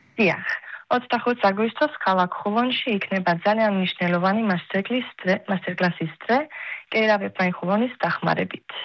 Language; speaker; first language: Georgian; early bilingual, heritage; Georgian